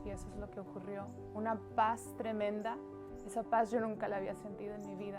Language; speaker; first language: Spanish; early bilingual, heritage; Spanish